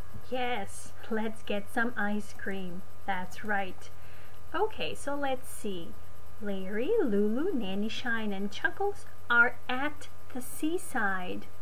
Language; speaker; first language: English; non-native, fluent; Macedonian